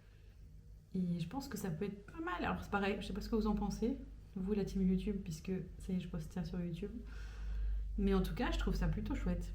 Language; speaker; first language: French; native; French